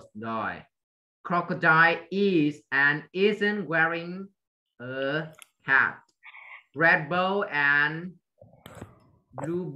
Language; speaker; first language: English; non-native, fluent; Vietnamese